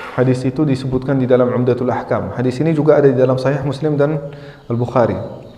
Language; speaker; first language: Indonesian; non-native, fluent; Arabic